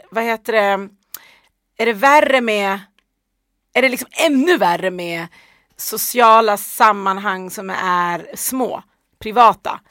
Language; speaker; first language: Swedish; early bilingual, other home language; Persian